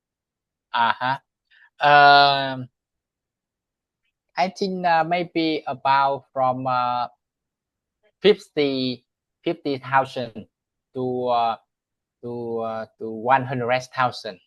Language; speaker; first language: English; non-native, learner; Vietnamese